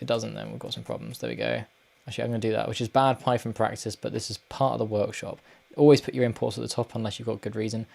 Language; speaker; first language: English; native; English